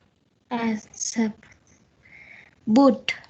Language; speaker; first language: English; non-native, learner; Spanish